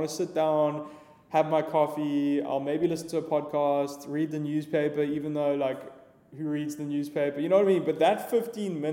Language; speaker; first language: English; native; English